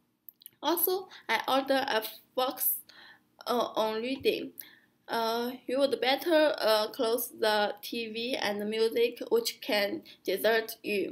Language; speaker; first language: English; non-native, learner; Chinese